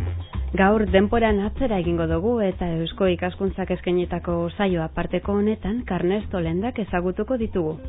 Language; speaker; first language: Basque; native; Basque